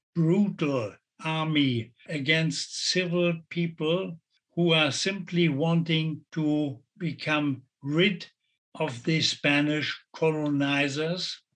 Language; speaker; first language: English; non-native, fluent; German